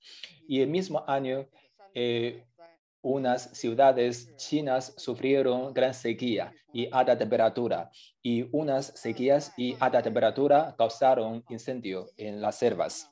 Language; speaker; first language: Spanish; non-native, fluent; Chinese